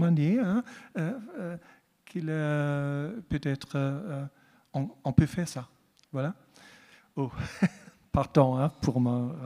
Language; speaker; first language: French; non-native, learner; German